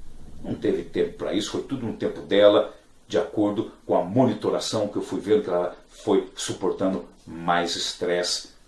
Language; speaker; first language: Portuguese; native; Portuguese